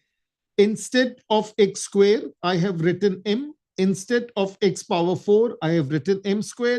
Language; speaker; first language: English; non-native, local second language; Urdu